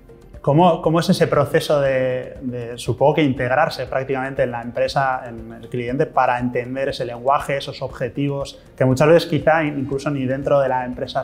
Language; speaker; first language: Spanish; native; Spanish